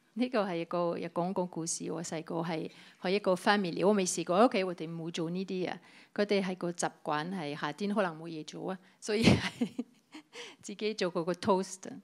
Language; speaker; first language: Cantonese; non-native, fluent; French